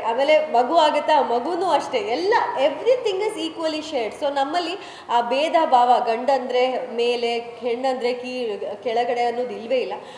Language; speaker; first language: Kannada; non-native, local second language; Kodava